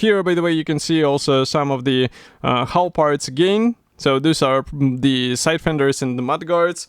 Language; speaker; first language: English; non-native, fluent; Russian